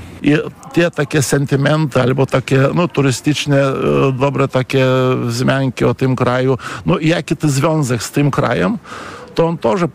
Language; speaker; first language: Polish; non-native, fluent; Lithuanian